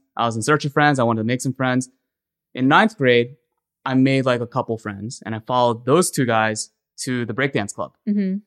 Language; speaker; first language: English; native; English